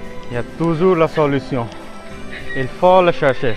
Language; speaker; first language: French; non-native, fluent; Hindi